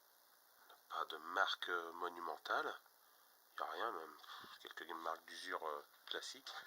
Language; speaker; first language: French; native; French